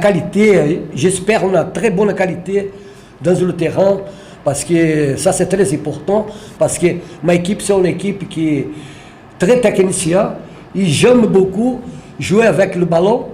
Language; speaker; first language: French; non-native, fluent; Portuguese